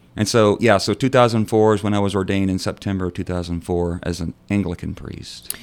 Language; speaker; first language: English; native; English